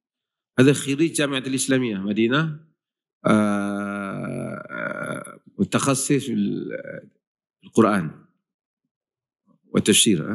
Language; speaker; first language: Arabic; non-native, fluent; Malay